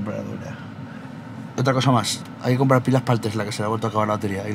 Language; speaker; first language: Spanish; native; Spanish